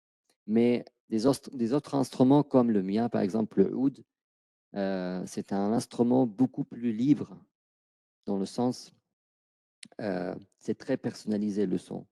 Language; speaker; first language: French; non-native, fluent; Arabic